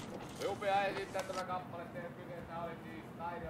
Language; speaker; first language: Finnish; native; Finnish